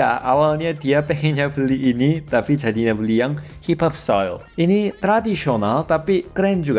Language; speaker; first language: Indonesian; non-native, fluent; Korean